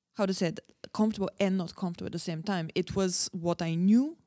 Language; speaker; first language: English; non-native, fluent; Bulgarian